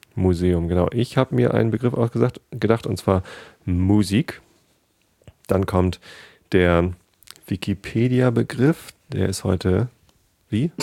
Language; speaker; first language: German; native; German